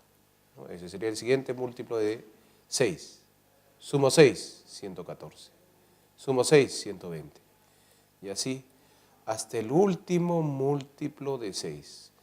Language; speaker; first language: Spanish; native; Spanish